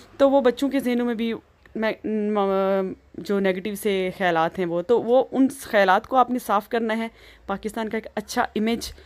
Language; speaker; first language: Urdu; native; Urdu